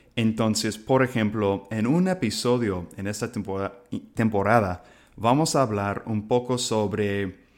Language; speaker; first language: Spanish; non-native, fluent; English